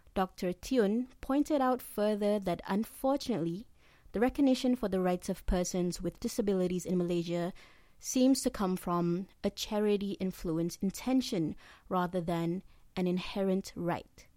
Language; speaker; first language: English; non-native, local second language; Malay